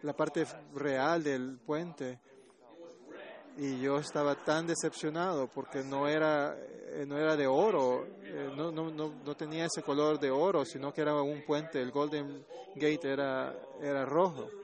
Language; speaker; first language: Spanish; non-native, fluent; Chinese